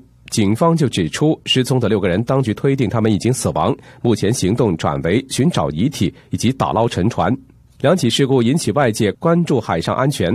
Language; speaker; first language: Chinese; native; Chinese